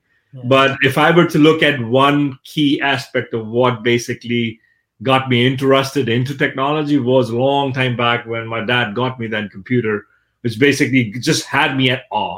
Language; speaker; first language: English; non-native, local second language; Urdu